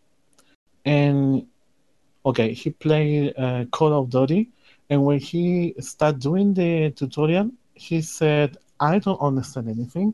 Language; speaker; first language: English; non-native, learner; Spanish